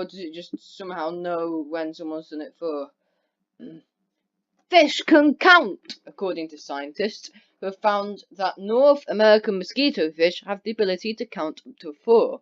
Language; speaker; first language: English; native; English